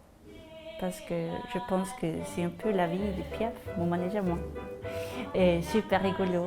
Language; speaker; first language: French; non-native, fluent; Swedish